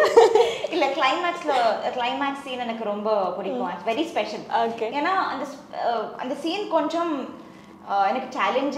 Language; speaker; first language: Tamil; non-native, learner; Telugu